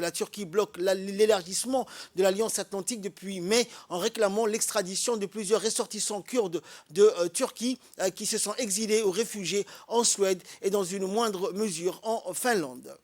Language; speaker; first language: French; native; French